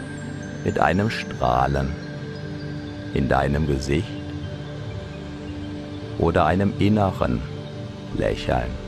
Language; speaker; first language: German; native; German